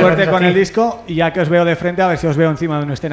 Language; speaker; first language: Spanish; native; Spanish